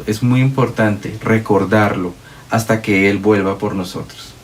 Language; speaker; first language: Spanish; native; Spanish